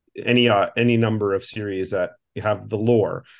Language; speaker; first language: English; native; English